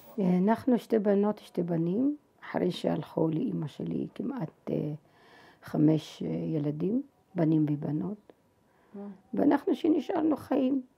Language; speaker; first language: Hebrew; non-native, fluent; Arabic